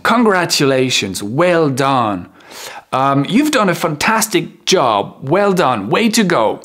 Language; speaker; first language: English; non-native, fluent; French